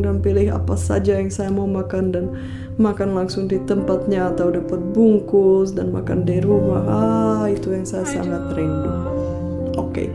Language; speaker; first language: Indonesian; non-native, fluent; Czech